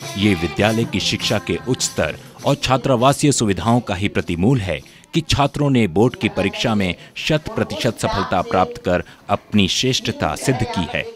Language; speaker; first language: Hindi; native; Hindi